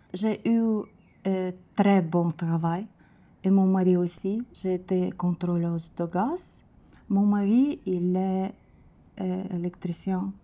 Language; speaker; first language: French; non-native, learner; Ukrainian